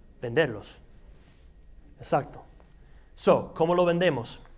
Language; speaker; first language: Spanish; non-native, fluent; English